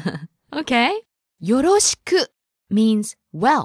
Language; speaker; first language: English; non-native, fluent; Japanese